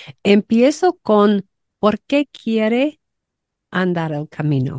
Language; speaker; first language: Spanish; non-native, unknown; English